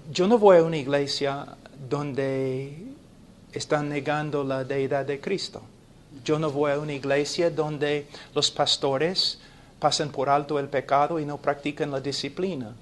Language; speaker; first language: Spanish; non-native, fluent; English